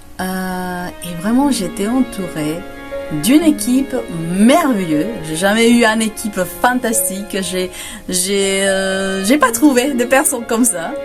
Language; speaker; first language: French; non-native, fluent; Spanish